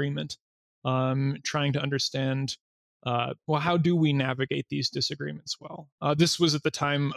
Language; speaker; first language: English; native; English